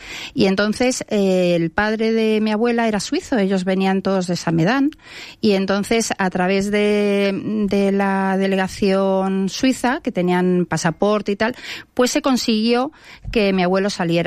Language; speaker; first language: Spanish; native; Spanish